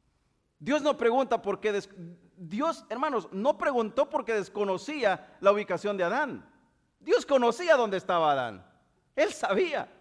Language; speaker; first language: Spanish; native; Spanish